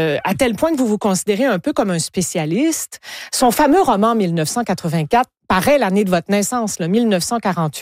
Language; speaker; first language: French; native; French